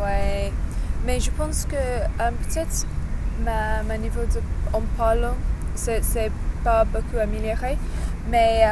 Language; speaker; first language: French; non-native, learner; English